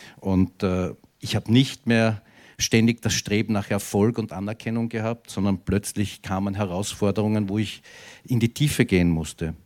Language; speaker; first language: German; native; German